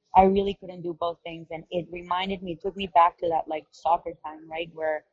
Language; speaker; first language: English; non-native, fluent; Spanish